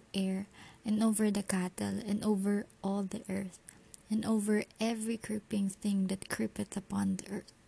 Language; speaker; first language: English; non-native, local second language; Filipino